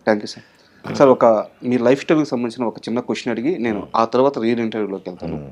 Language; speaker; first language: Telugu; native; Telugu